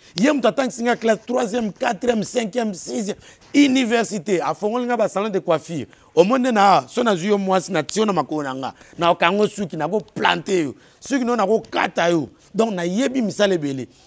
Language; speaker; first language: Lingala; native; Lingala